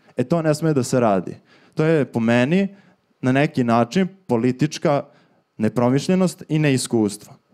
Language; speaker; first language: Serbian; native; Serbian